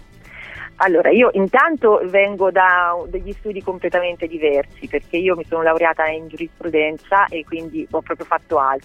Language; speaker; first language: Italian; native; Italian